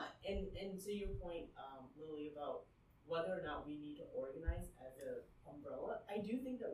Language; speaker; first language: English; early bilingual, other home language; Vietnamese